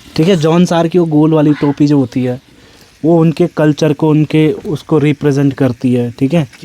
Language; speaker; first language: Hindi; native; Hindi